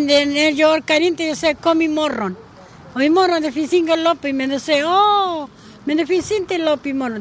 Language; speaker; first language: Swedish; non-native, learner; Spanish